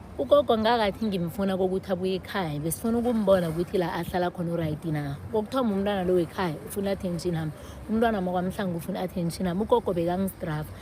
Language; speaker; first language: Zulu; non-native, local second language; South Ndebele